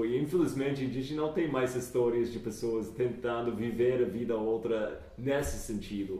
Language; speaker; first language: Portuguese; non-native, fluent; English